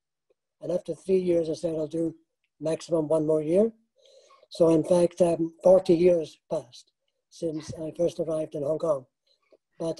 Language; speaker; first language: English; native; English